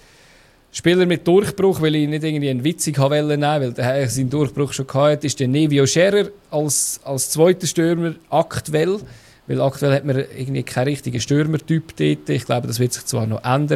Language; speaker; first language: German; native; German